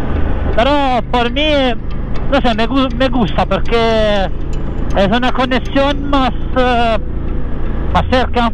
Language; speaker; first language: Spanish; non-native, learner; Italian